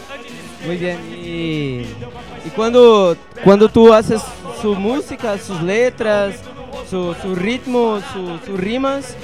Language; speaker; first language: Spanish; non-native, learner; Portuguese